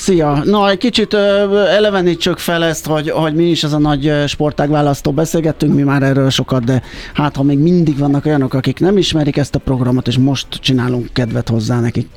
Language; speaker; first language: Hungarian; native; Hungarian